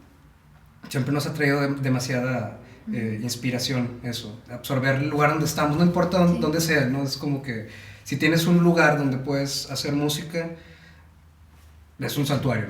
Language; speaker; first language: Spanish; native; Spanish